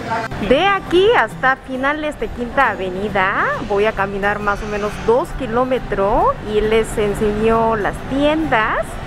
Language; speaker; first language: Spanish; non-native, learner; Korean